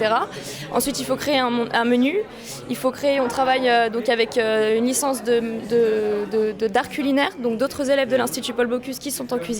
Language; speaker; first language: French; native; French